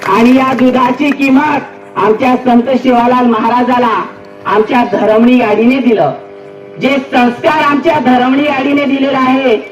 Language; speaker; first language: Marathi; non-native, local second language; Lambadi